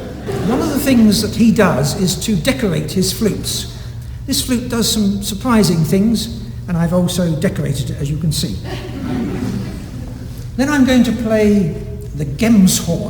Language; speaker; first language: English; native; English